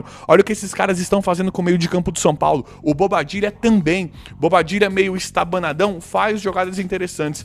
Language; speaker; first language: Portuguese; native; Portuguese